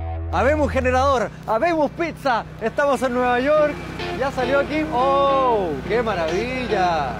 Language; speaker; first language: Spanish; native; Spanish